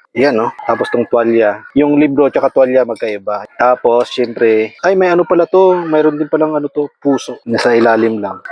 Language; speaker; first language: Filipino; native; Filipino